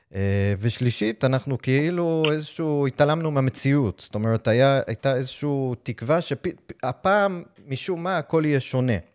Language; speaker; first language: Hebrew; non-native, fluent; English